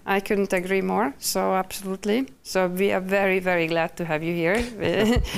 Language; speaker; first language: English; non-native, fluent; Hungarian